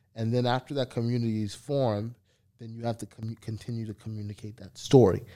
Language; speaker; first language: English; early bilingual, other home language; Haitian Creole